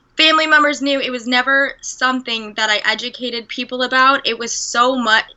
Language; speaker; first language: English; native; English